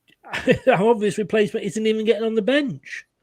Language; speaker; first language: English; native; English